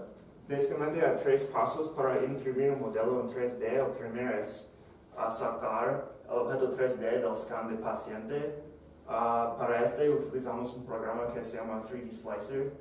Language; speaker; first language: Spanish; non-native, fluent; English